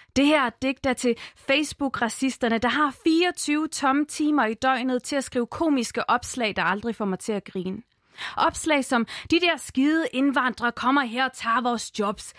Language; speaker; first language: Danish; early bilingual, other home language; Arabic